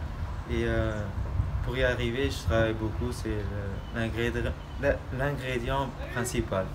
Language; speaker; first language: French; early bilingual, other home language; Portuguese